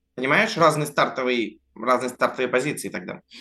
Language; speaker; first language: Russian; native; Russian